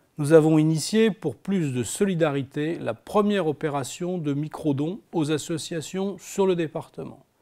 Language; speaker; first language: French; native; French